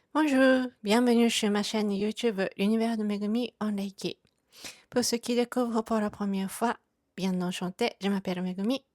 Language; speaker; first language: French; non-native, fluent; Japanese